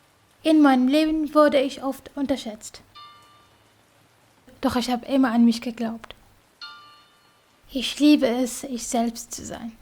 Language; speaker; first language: German; non-native, fluent; Kurdish